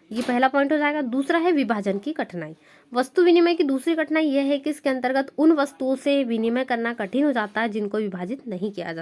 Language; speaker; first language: Hindi; native; Hindi